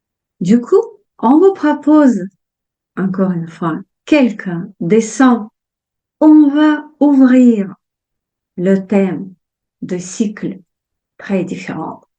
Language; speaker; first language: French; non-native, fluent; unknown